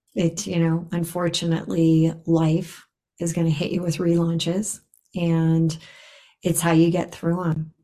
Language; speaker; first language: English; native; English